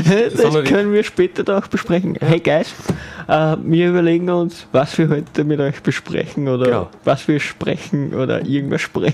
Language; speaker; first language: German; native; German